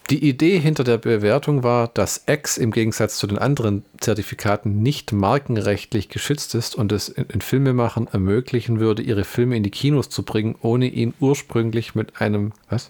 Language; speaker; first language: German; native; German